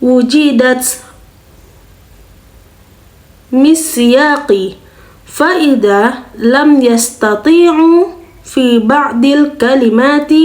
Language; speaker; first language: Arabic; non-native, learner; Indonesian